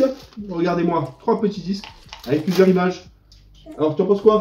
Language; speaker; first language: French; native; French